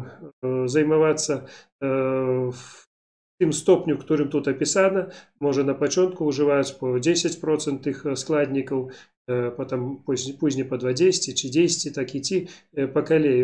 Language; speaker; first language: Polish; non-native, learner; Belarusian